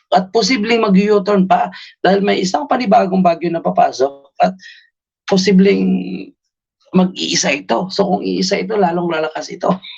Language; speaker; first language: Filipino; native; Filipino